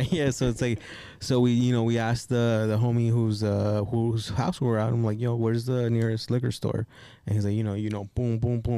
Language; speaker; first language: English; early bilingual, other home language; Spanish